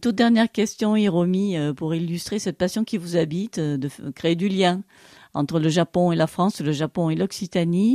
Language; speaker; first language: French; native; French